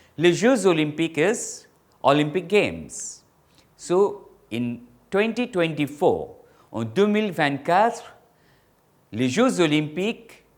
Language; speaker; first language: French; non-native, fluent; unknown